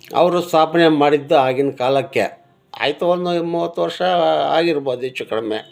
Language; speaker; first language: Kannada; non-native, local second language; Telugu